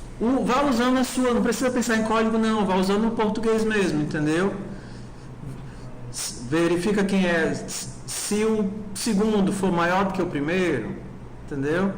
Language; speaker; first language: Portuguese; native; Portuguese